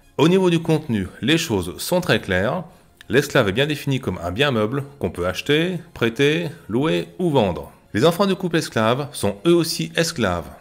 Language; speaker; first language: French; native; French